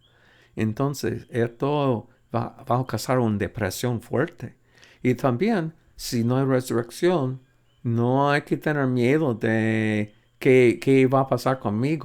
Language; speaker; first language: Spanish; non-native, fluent; English